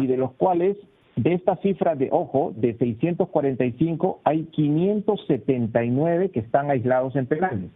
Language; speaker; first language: Spanish; native; Spanish